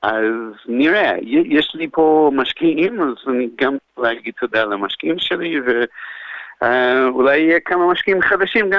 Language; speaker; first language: Hebrew; non-native, fluent; English